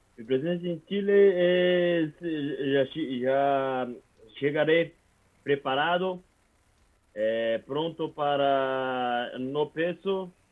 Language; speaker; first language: Spanish; non-native, learner; Portuguese